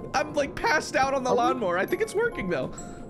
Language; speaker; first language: English; native; English